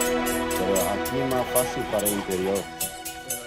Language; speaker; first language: Spanish; non-native, learner; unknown